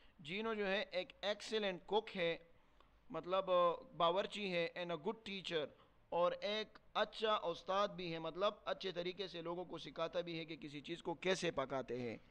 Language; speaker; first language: Urdu; non-native, local second language; Pashto